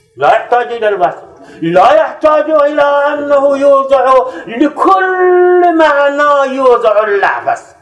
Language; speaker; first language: Arabic; non-native, fluent; Persian